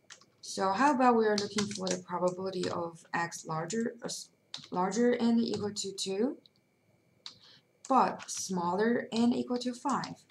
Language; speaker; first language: English; non-native, fluent; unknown